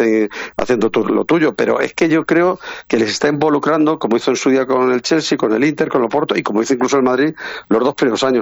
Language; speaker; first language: Spanish; native; Spanish